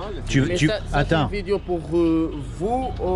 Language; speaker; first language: French; non-native, fluent; Portuguese